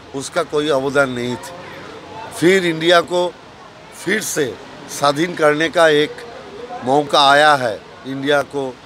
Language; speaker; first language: Hindi; non-native, local second language; Bangla